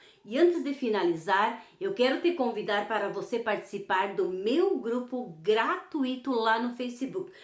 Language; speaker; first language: Portuguese; native; Portuguese